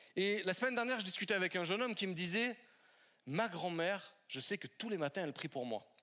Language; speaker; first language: French; native; French